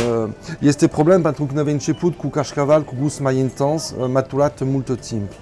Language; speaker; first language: Romanian; non-native, learner; French